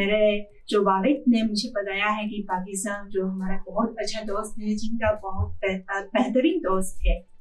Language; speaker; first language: Hindi; non-native, fluent; Chinese